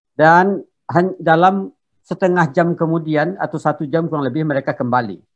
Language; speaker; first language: Indonesian; non-native, local second language; Minangkabau